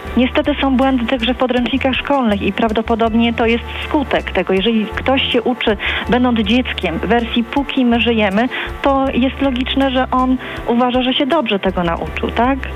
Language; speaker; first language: Polish; native; Polish